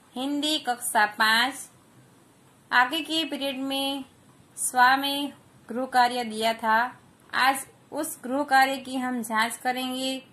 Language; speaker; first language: Hindi; non-native, local second language; Gujarati